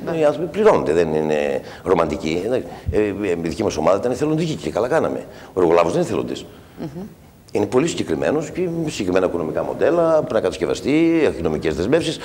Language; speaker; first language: Greek; native; Greek